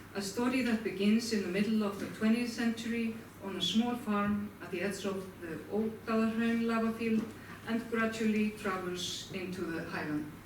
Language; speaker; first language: English; non-native, fluent; Icelandic